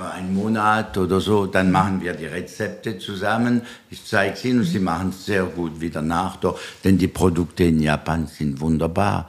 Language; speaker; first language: German; non-native, local second language; French